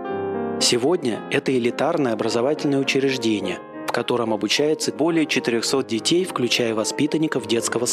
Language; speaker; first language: Russian; native; Russian